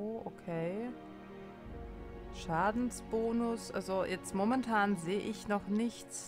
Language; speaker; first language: German; native; German